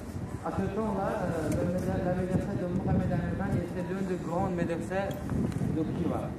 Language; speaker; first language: French; non-native, fluent; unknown